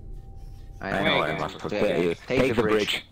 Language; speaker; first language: English; non-native, learner; German